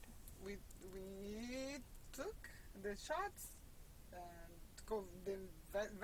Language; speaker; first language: English; non-native, learner; Portuguese